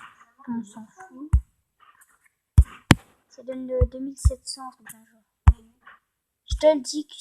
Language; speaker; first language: French; native; French